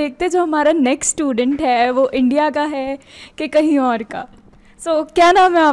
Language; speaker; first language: Hindi; non-native, local second language; Punjabi